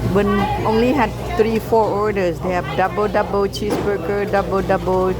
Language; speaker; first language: English; non-native, fluent; Thai